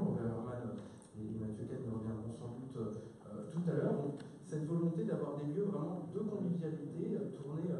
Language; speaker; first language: French; native; French